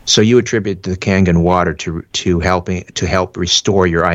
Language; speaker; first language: English; native; English